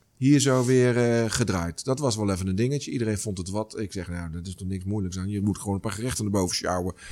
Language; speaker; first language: Dutch; native; Dutch